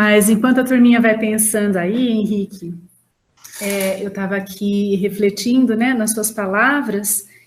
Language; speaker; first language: Portuguese; native; Portuguese